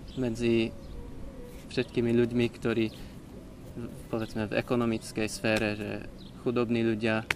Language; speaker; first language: Slovak; non-native, learner; English